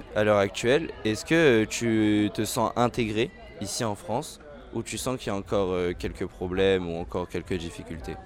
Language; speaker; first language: French; native; French